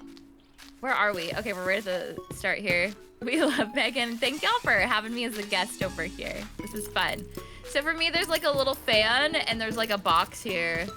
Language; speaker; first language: English; native; English